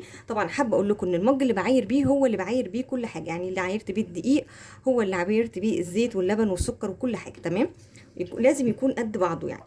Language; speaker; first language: Arabic; native; Arabic